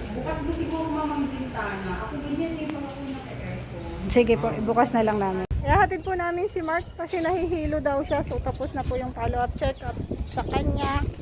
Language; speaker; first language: Filipino; native; Filipino